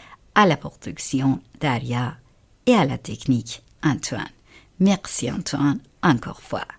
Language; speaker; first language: French; non-native, fluent; Persian